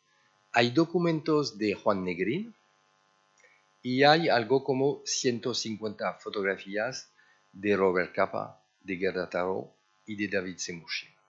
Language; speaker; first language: Spanish; early bilingual, heritage; French